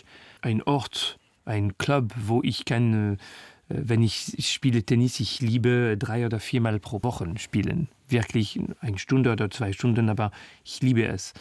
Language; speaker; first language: German; non-native, fluent; French